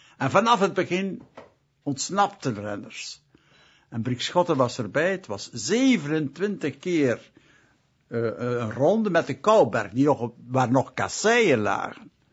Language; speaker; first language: Dutch; native; Dutch